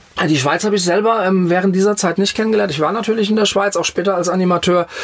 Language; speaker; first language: German; native; German